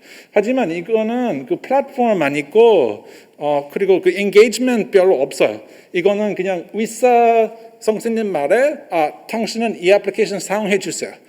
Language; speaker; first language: Korean; non-native, learner; English